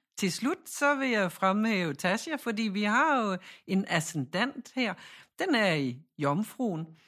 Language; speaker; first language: Danish; native; Danish